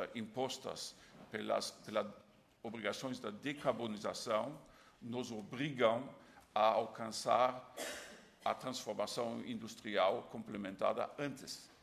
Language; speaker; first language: Portuguese; non-native, fluent; German